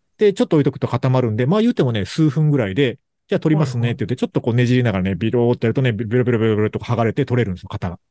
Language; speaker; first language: Japanese; native; Japanese